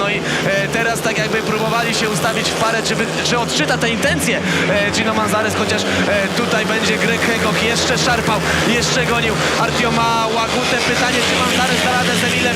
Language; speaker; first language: Polish; native; Polish